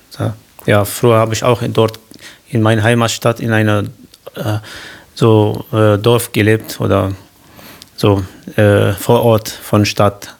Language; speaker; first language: German; non-native, learner; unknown